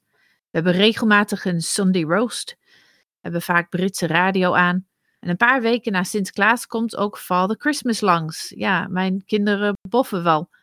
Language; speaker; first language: Dutch; non-native, fluent; English